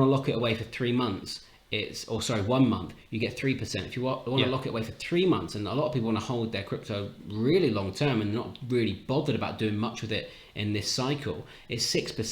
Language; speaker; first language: English; native; English